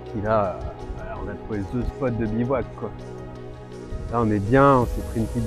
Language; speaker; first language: French; native; French